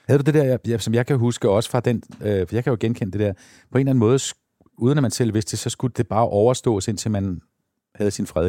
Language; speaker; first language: Danish; native; Danish